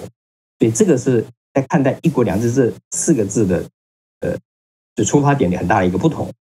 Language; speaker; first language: Chinese; native; Chinese